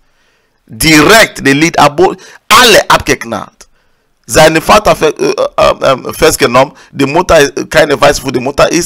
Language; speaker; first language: German; non-native, learner; Igbo